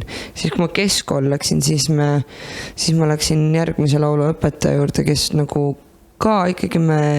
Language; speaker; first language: Estonian; native; Estonian